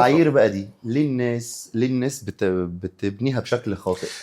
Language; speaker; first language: Arabic; native; Arabic